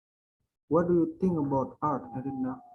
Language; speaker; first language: English; non-native, learner; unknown